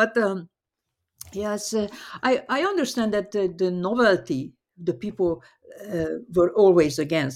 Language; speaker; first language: English; non-native, fluent; Hungarian